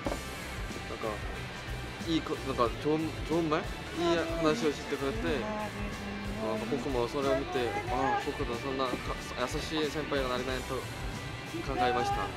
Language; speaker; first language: Japanese; non-native, learner; Korean